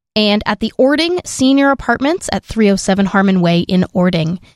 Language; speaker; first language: English; native; English